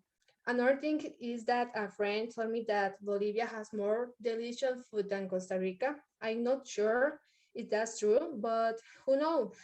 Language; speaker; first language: English; non-native, learner; Spanish